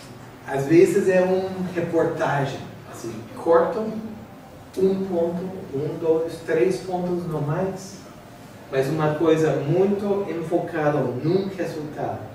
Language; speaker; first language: Portuguese; non-native, fluent; English